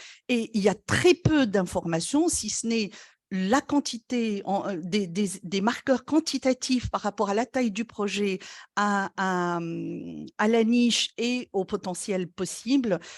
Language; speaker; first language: French; non-native, local second language; Arabic